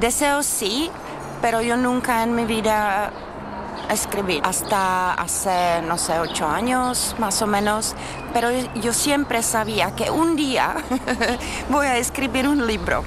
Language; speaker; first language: Spanish; non-native, fluent; Czech